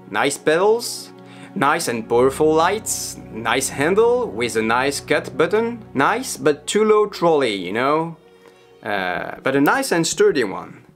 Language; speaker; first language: English; non-native, learner; French